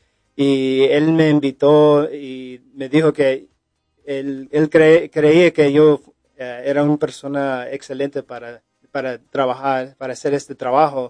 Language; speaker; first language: Spanish; early bilingual, heritage; Spanish